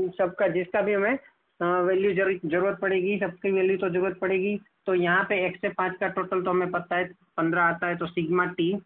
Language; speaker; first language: Hindi; non-native, local second language; Gujarati